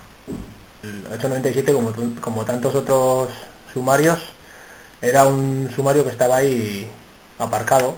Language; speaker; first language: Spanish; native; Spanish